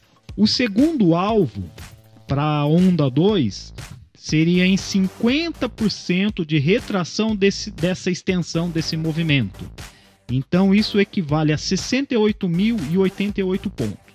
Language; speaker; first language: Portuguese; native; Portuguese